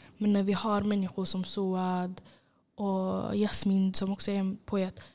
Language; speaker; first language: Swedish; early bilingual, other home language; Somali